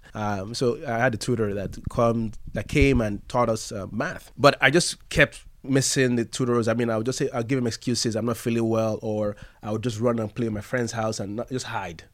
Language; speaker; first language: English; non-native, local second language; Yoruba